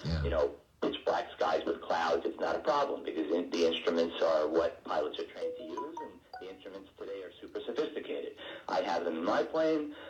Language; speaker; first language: English; native; English